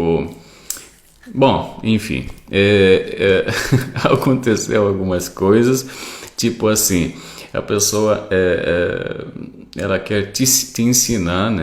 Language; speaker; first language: Portuguese; non-native, fluent; Arabic